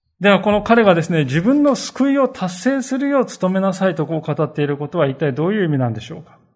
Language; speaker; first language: Japanese; native; Japanese